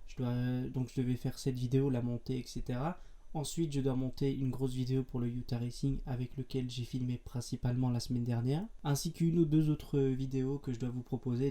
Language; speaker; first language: French; native; French